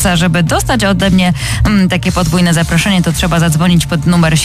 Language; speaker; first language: Polish; native; Polish